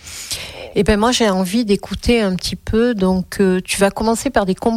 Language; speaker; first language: French; native; French